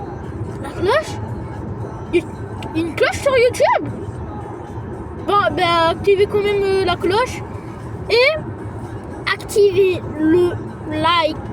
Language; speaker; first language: French; early bilingual, other home language; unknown